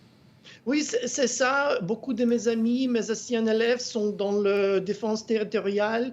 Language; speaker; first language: French; non-native, fluent; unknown